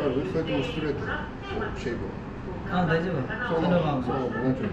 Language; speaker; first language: Japanese; non-native, learner; Nepali